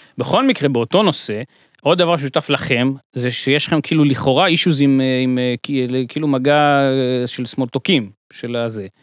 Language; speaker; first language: Hebrew; native; Hebrew